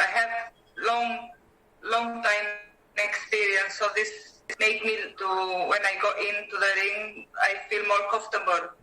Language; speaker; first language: English; non-native, learner; Greek